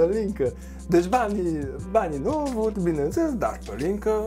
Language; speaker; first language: Romanian; non-native, local second language; Hungarian